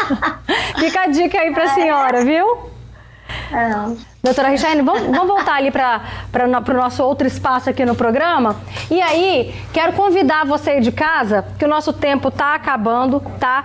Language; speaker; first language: Portuguese; native; Portuguese